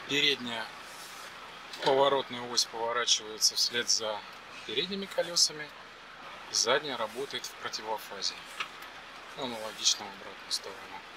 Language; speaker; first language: Russian; native; Russian